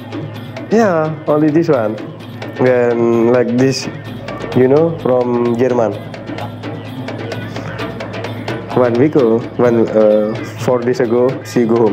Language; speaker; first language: English; non-native, learner; Indonesian